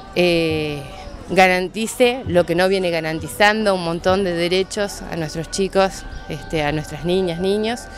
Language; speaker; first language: Spanish; native; Spanish